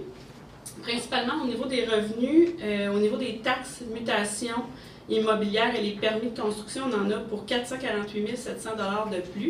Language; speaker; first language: French; native; French